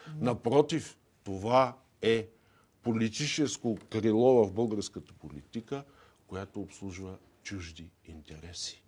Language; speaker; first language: Bulgarian; native; Bulgarian